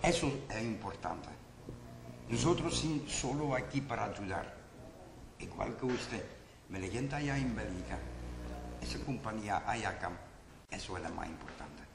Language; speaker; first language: Spanish; non-native, learner; Dutch